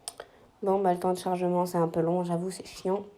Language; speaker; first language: French; native; French